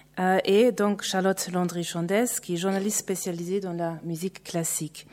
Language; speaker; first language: French; native; French